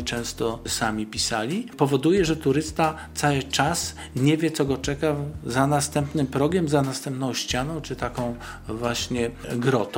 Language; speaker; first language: Polish; native; Polish